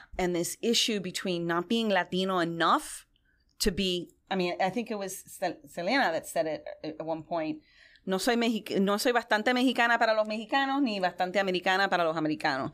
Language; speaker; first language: English; non-native, local second language; Spanish